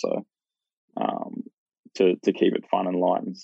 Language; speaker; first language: English; native; English